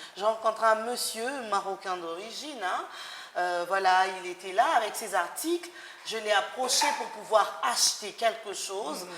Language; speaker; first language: French; non-native, local second language; Lingala